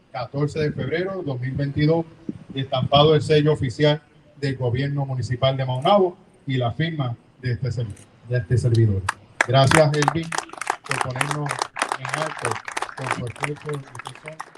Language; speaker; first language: Spanish; native; Spanish